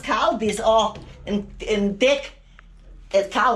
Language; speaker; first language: German; early bilingual, heritage; Portuguese